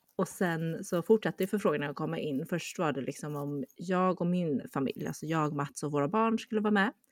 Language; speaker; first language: Swedish; early bilingual, other home language; Chinese